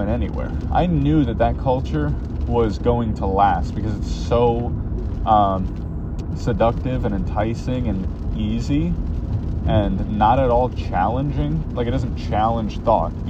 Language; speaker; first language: English; native; English